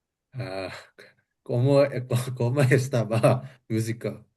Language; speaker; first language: Spanish; non-native, learner; English